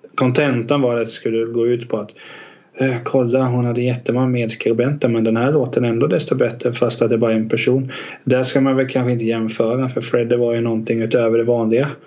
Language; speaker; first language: Swedish; native; Swedish